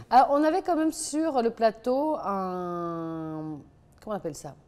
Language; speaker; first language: French; native; French